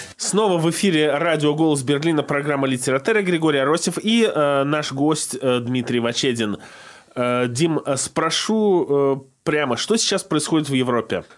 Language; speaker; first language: Russian; native; Russian